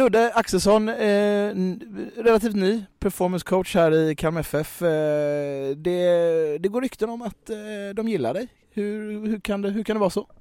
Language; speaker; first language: Swedish; native; Swedish